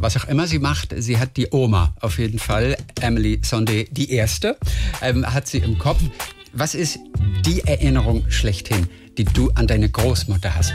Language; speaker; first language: German; native; German